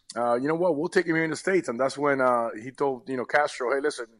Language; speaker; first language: English; early bilingual, other home language; Spanish